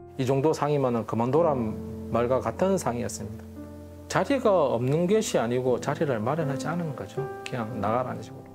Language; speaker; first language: Korean; native; Korean